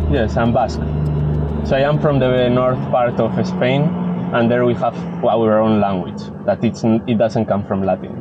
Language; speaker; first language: English; non-native, learner; Basque